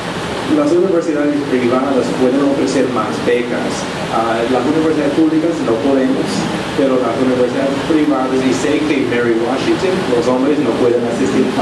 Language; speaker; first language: Spanish; non-native, fluent; English